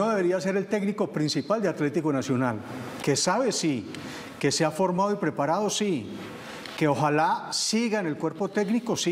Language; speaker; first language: Spanish; native; Spanish